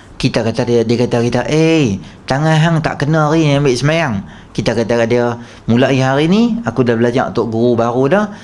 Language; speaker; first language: Malay; native; Malay